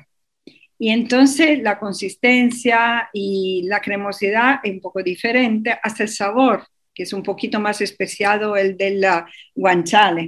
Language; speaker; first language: Spanish; non-native, fluent; Italian